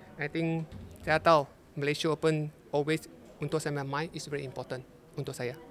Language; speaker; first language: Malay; non-native, local second language; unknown